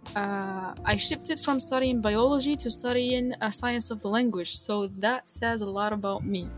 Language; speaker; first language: English; non-native, fluent; Arabic